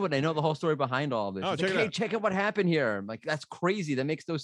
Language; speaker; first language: English; native; English